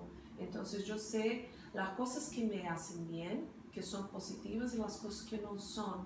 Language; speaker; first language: Spanish; non-native, fluent; Portuguese